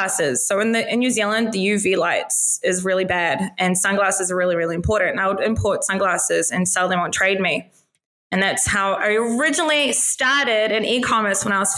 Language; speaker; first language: English; native; English